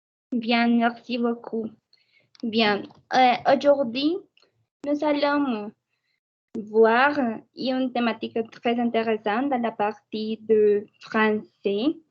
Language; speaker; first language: French; non-native, fluent; Spanish